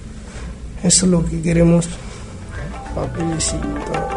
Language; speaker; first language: Spanish; non-native, learner; Arabic